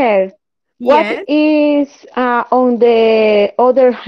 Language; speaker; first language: English; non-native, learner; Spanish